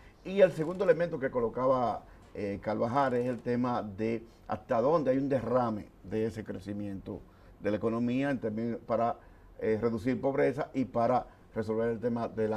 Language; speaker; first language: Spanish; native; Spanish